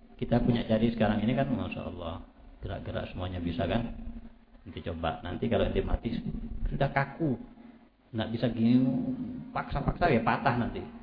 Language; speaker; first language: Indonesian; native; Indonesian